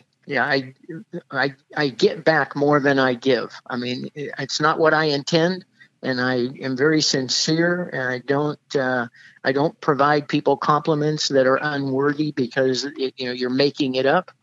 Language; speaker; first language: English; native; English